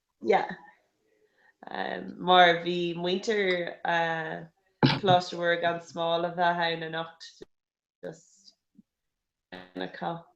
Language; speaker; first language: Irish; non-native, local second language; English